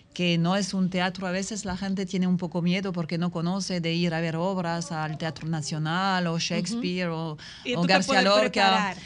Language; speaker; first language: Spanish; non-native, fluent; French